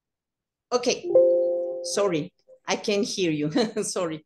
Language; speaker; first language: English; non-native, learner; Spanish